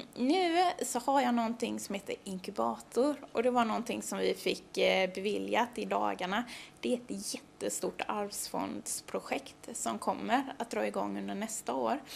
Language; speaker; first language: Swedish; native; Swedish